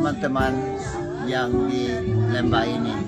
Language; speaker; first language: Indonesian; non-native, local second language; English